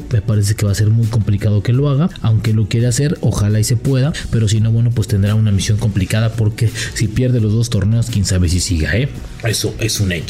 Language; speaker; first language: Spanish; native; Spanish